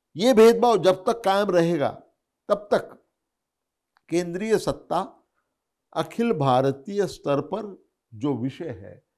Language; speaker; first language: Hindi; non-native, local second language; Marathi